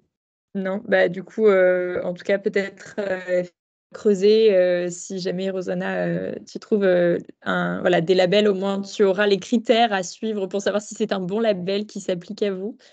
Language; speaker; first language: French; native; French